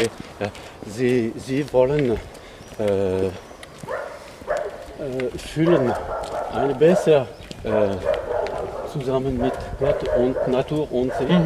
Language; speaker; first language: German; non-native, learner; French